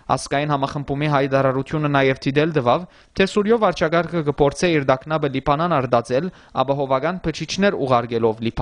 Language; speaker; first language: Armenian; early bilingual, heritage; Armenian